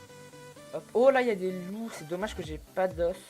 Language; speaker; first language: French; native; French